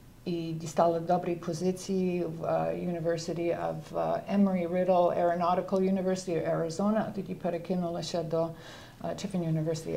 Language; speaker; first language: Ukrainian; early bilingual, heritage; Ukrainian